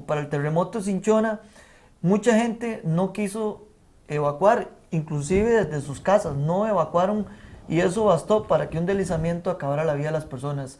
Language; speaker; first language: Spanish; native; Spanish